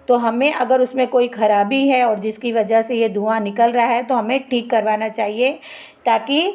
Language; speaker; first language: Hindi; non-native, local second language; Marathi